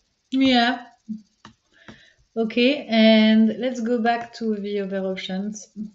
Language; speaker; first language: English; non-native, fluent; French